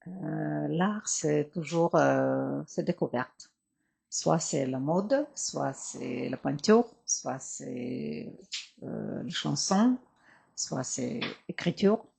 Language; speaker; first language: French; non-native, fluent; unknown